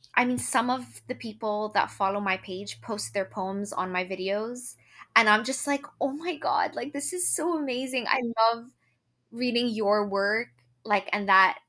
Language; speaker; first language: English; non-native, fluent; Arabic